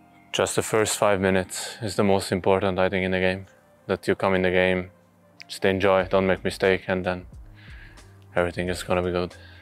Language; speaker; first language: English; non-native, fluent; Hungarian